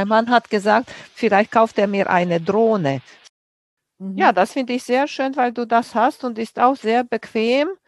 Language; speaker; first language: German; native; German